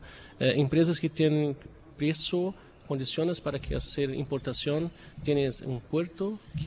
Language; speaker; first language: Spanish; non-native, learner; Portuguese